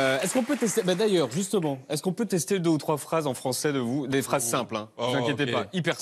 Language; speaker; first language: French; native; French